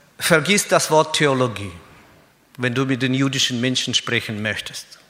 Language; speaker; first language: German; non-native, fluent; Russian